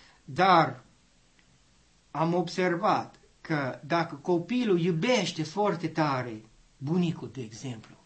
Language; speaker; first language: Romanian; non-native, learner; English